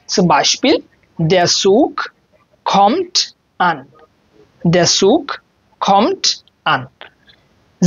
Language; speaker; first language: German; non-native, learner; Bangla